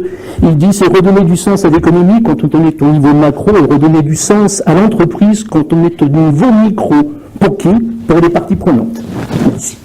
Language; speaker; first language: French; native; French